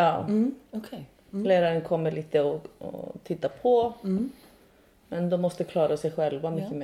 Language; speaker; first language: Swedish; non-native, fluent; Icelandic